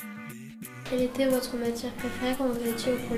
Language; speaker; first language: French; native; French